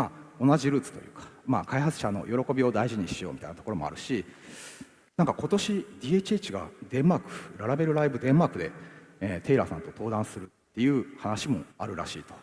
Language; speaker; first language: Japanese; native; Japanese